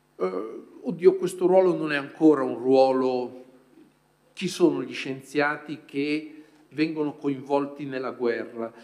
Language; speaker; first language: Italian; native; Italian